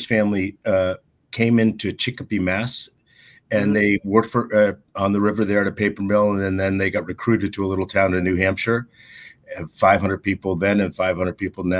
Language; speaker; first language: English; native; English